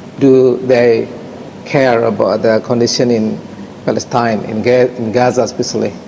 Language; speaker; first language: English; non-native, fluent; Indonesian